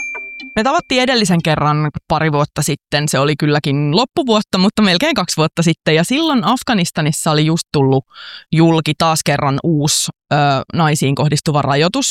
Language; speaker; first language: Finnish; native; Finnish